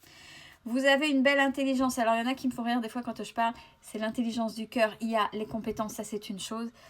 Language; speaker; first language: French; native; French